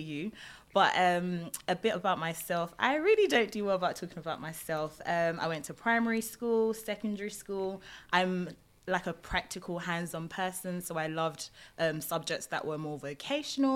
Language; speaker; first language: English; native; English